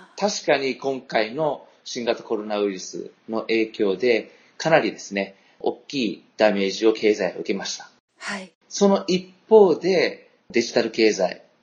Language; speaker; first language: Japanese; native; Japanese